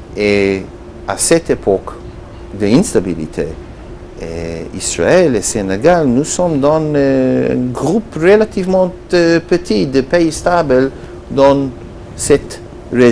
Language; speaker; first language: French; non-native, learner; Hebrew